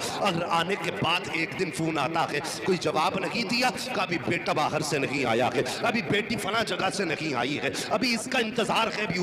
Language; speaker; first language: Urdu; native; Urdu